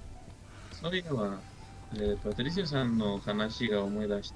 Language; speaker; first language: Japanese; non-native, learner; Spanish